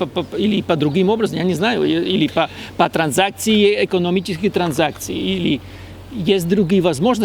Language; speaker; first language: Russian; non-native, fluent; Spanish